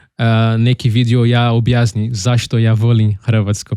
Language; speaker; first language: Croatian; non-native, learner; Portuguese